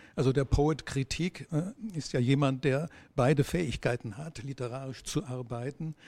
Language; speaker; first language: German; native; German